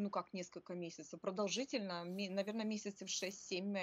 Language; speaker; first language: Russian; native; Russian